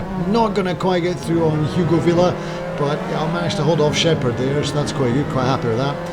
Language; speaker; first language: English; native; English